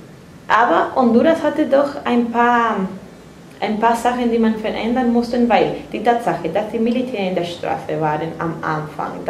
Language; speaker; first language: German; non-native, fluent; Spanish